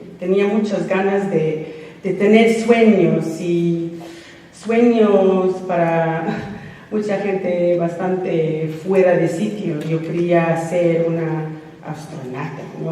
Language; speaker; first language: Spanish; non-native, fluent; English